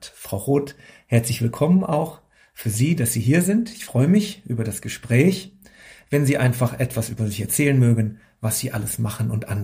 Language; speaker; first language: German; native; German